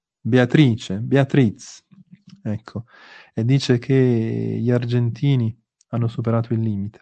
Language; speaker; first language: Italian; native; Italian